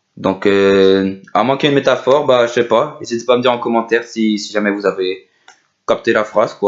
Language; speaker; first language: French; native; French